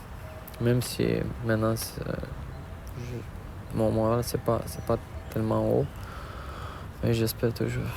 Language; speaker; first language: French; non-native, learner; Romanian